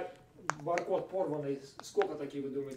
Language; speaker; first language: Russian; native; Russian